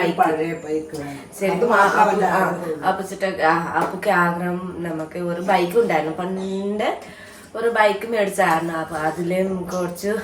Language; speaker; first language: Malayalam; non-native, learner; Nepali